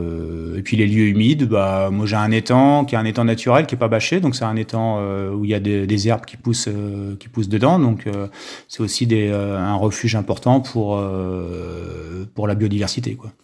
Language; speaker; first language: French; native; French